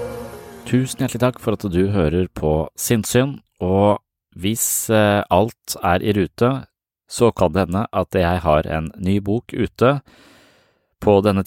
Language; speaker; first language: Norwegian; native; Norwegian